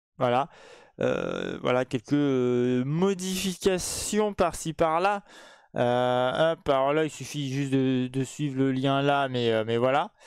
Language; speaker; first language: French; native; French